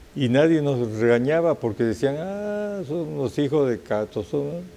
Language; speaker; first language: Spanish; native; Spanish